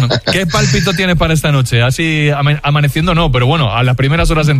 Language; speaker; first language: Spanish; native; Spanish